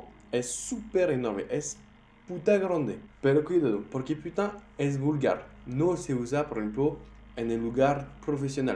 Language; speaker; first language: Spanish; non-native, fluent; French